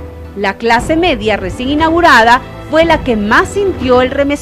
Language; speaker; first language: Spanish; native; Spanish